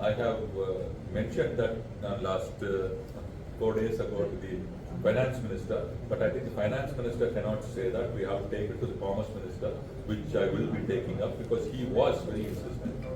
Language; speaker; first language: English; non-native, local second language; Tamil